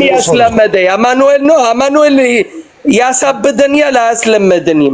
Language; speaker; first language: Amharic; non-native, fluent; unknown